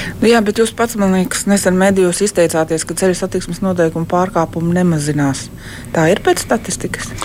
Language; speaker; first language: Latvian; native; Latvian